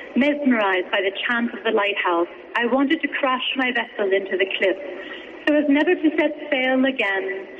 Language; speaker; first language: English; native; English